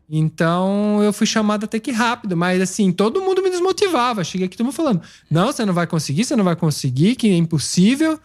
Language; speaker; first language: Portuguese; native; Portuguese